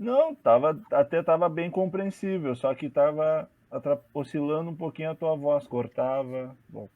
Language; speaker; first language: Portuguese; native; Portuguese